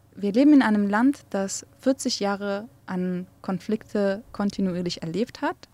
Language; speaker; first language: German; early bilingual, other home language; Central Kurdish